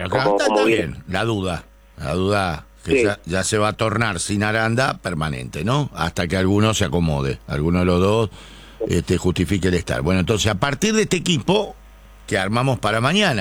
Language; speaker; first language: Spanish; native; Spanish